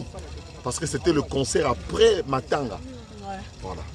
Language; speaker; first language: French; non-native, local second language; Lingala